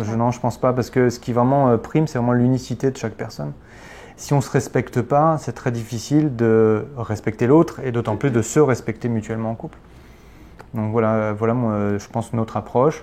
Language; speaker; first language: French; native; French